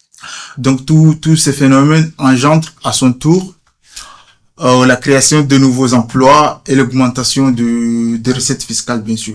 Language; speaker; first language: French; non-native, fluent; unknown